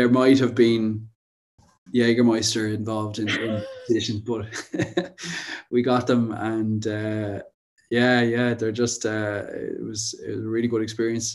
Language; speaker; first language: English; native; English